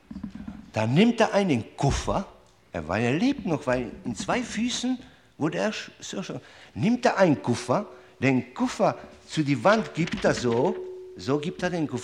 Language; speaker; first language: German; non-native, learner; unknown